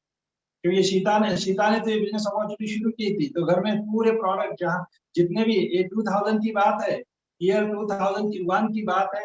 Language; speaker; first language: Hindi; native; Hindi